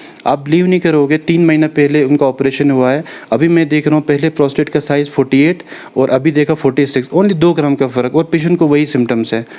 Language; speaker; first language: Hindi; non-native, local second language; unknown